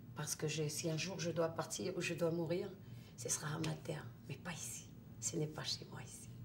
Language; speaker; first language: French; non-native, local second language; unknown